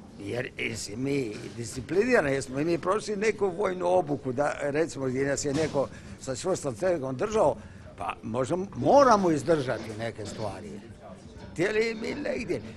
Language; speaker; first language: Croatian; native; Croatian